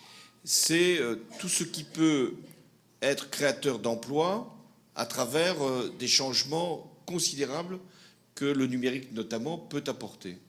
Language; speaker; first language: French; native; French